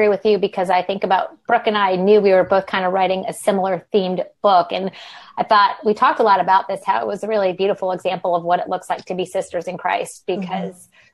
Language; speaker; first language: English; native; English